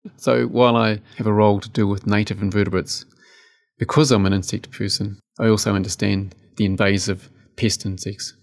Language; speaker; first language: English; native; English